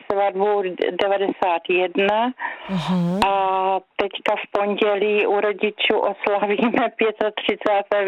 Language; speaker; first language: Czech; native; Czech